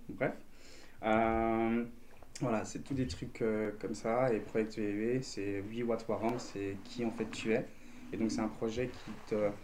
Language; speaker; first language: French; native; French